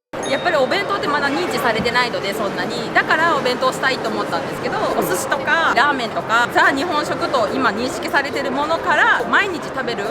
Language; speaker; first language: Japanese; native; Japanese